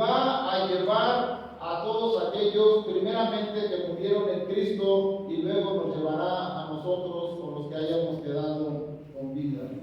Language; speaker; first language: Spanish; native; Spanish